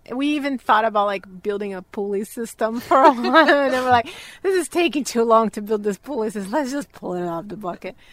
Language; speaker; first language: English; non-native, fluent; Portuguese